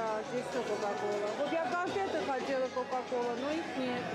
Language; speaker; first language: Russian; native; Russian